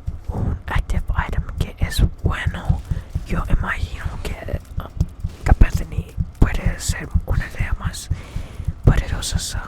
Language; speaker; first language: Spanish; early bilingual, heritage; English